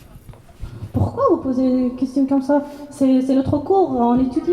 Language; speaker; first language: French; non-native, learner; Persian